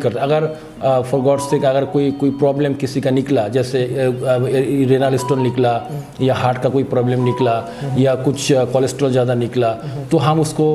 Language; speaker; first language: Hindi; non-native, fluent; Bangla